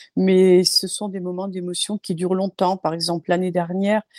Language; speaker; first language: French; native; French